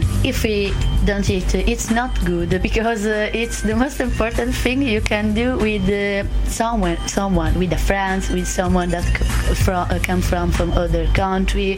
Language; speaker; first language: English; non-native, learner; Italian